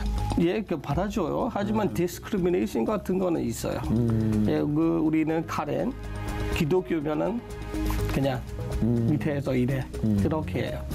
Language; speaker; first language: Korean; non-native, learner; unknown